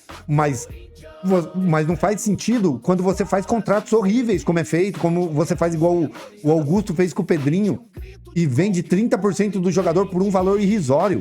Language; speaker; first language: Portuguese; native; Portuguese